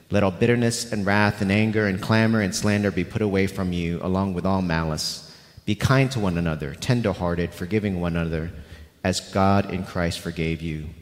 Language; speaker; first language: English; non-native, local second language; Cantonese